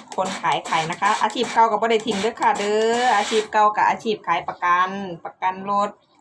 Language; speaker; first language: Thai; native; Thai